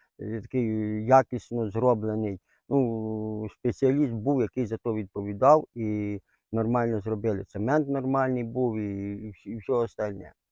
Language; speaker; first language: Ukrainian; native; Ukrainian